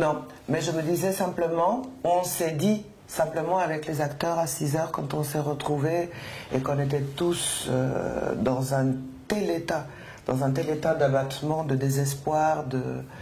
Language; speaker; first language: French; non-native, fluent; Spanish